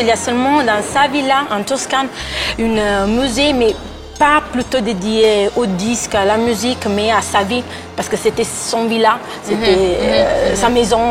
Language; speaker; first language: French; non-native, fluent; Italian